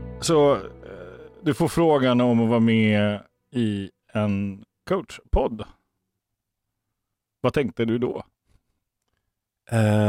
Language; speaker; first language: Swedish; native; Swedish